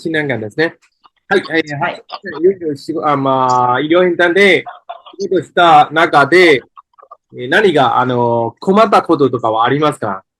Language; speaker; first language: Japanese; non-native, fluent; Burmese